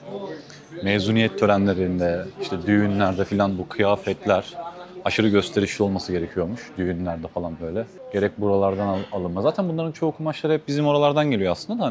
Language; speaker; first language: Turkish; native; Turkish